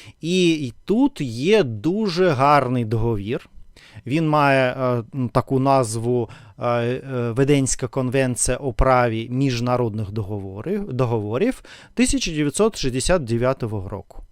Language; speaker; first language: Ukrainian; non-native, fluent; Russian